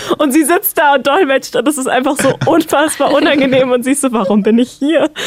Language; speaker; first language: German; native; German